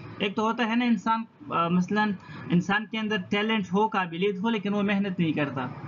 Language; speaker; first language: Urdu; non-native, local second language; Pashto